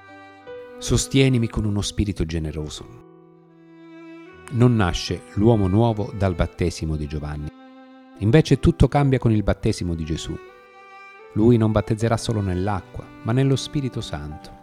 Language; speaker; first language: Italian; native; Italian